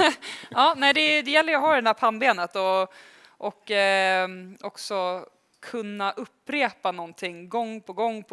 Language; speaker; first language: Swedish; native; Swedish